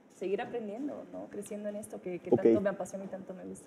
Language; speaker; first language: Spanish; early bilingual, heritage; Spanish